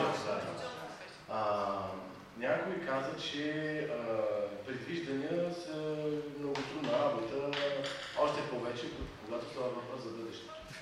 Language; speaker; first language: Bulgarian; non-native, fluent; French